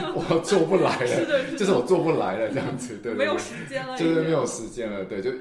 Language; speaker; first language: Chinese; native; Chinese